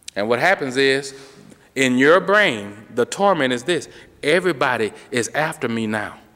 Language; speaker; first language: English; native; English